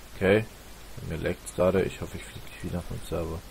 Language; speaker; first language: German; native; German